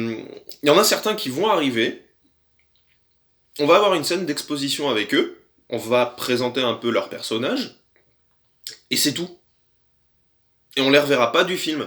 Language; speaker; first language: French; native; French